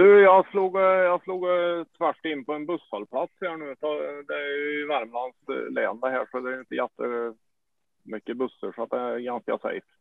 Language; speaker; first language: Swedish; native; Swedish